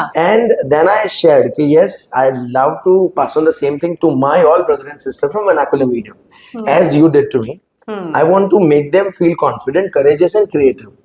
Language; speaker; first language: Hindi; non-native, local second language; Gujarati